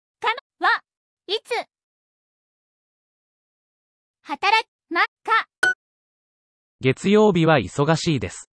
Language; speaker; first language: Japanese; non-native, learner; English